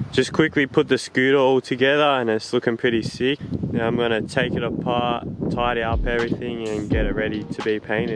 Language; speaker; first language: English; native; English